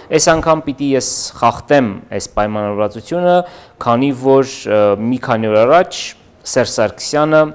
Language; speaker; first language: Armenian; native; Armenian